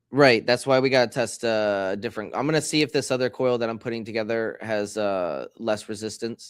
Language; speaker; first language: English; native; English